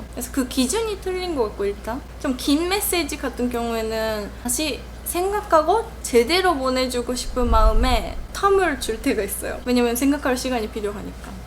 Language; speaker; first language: Korean; non-native, fluent; Japanese